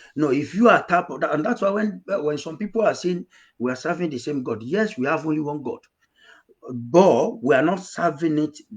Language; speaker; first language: English; non-native, local second language; Yoruba